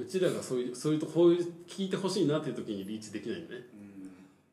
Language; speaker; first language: Japanese; native; Japanese